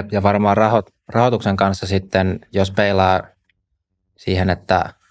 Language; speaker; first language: Finnish; native; Finnish